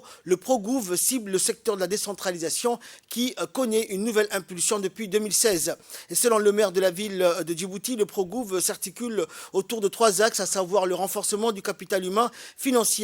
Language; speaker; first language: French; native; French